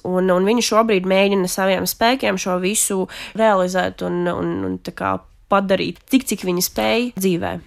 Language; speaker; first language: Latvian; non-native, local second language; Russian